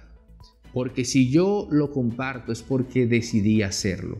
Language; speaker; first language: Spanish; native; Spanish